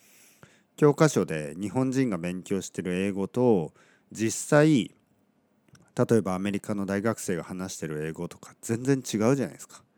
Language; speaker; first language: Japanese; native; Japanese